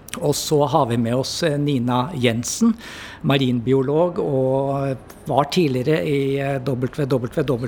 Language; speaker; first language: Norwegian; native; Norwegian